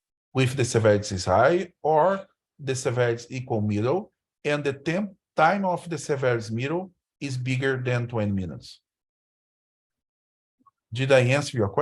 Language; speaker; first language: English; non-native, learner; Portuguese